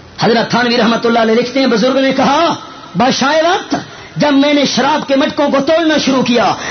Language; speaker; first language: Urdu; non-native, local second language; Northern Hindko